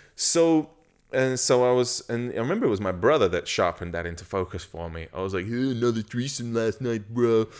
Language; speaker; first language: English; native; English